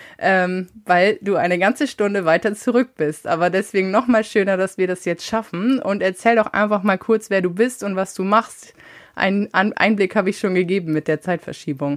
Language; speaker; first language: German; native; German